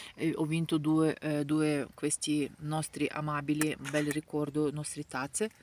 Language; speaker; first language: Italian; non-native, fluent; Ukrainian